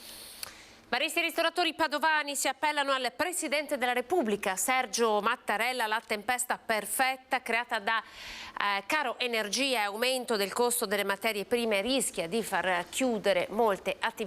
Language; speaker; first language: Italian; native; Italian